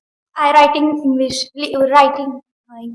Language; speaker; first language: English; non-native, learner; Hindi